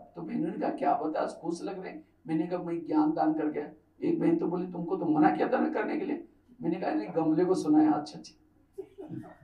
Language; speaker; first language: Hindi; non-native, local second language; Marathi